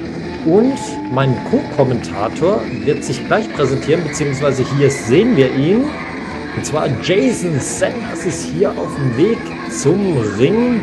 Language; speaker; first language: German; native; German